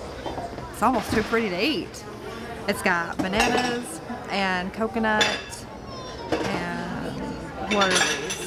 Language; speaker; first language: English; native; English